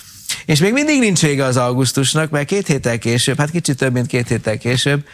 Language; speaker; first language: Hungarian; native; Hungarian